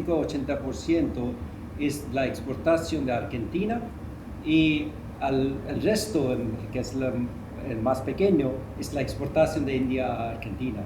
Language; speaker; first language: Spanish; non-native, fluent; Hindi